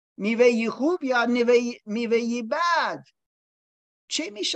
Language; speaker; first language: Persian; non-native, learner; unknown